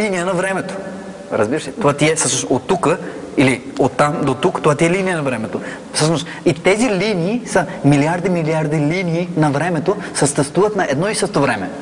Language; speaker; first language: Bulgarian; non-native, fluent; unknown